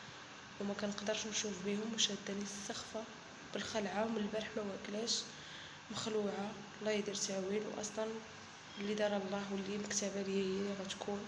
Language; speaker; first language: Arabic; native; Arabic